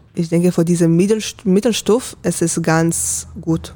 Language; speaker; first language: German; non-native, learner; Hebrew